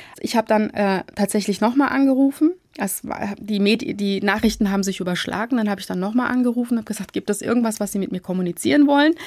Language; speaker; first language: German; early bilingual, other home language; Turkish